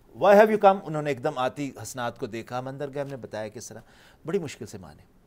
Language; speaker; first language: Urdu; native; Urdu